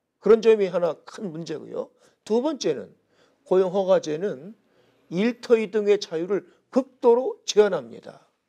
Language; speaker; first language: Korean; native; Korean